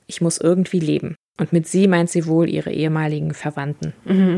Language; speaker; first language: German; native; German